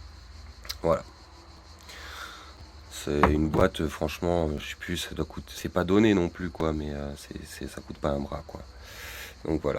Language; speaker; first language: French; native; French